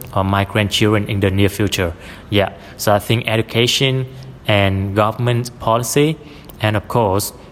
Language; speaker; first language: English; non-native, fluent; Vietnamese